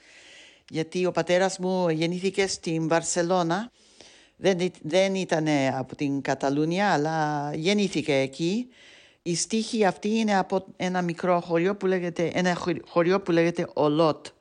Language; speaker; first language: Greek; non-native, fluent; English